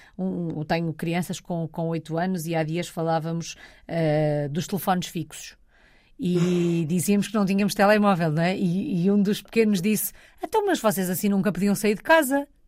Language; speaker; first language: Portuguese; native; Portuguese